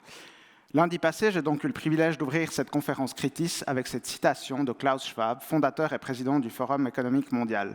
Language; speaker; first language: French; native; French